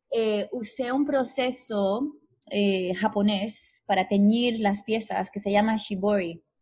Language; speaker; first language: Spanish; native; Spanish